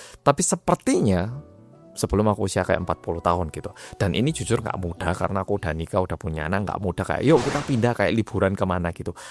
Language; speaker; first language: Indonesian; early bilingual, other home language; Korean